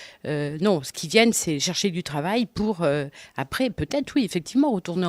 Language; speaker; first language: French; native; French